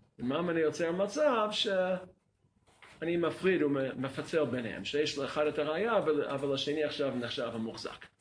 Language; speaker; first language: Hebrew; non-native, fluent; English